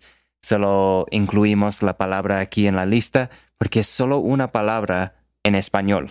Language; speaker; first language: Spanish; non-native, fluent; English